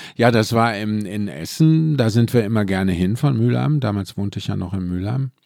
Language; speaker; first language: German; native; German